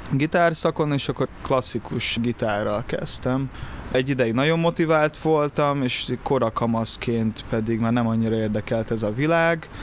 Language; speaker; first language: Hungarian; early bilingual, other home language; Portuguese